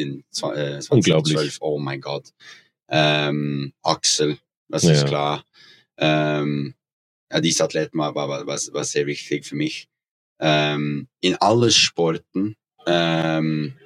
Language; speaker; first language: German; non-native, learner; Norwegian